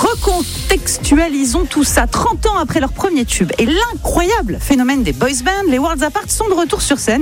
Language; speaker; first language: French; native; French